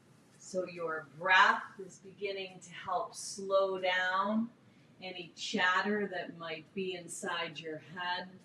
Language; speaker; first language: English; native; English